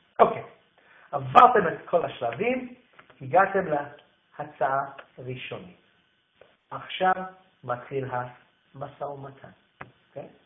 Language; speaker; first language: Hebrew; non-native, fluent; English